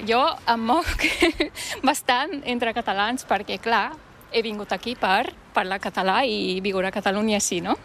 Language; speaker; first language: Catalan; non-native, fluent; Turkish